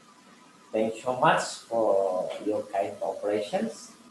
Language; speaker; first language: English; non-native, learner; Indonesian